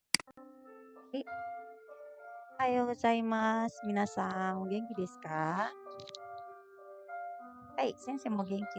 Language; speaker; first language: Japanese; non-native, fluent; Indonesian